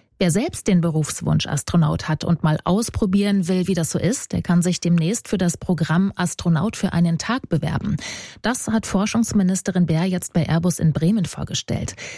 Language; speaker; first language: German; native; German